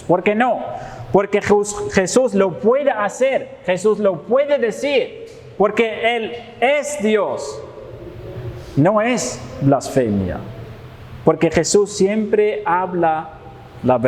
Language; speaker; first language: Spanish; non-native, fluent; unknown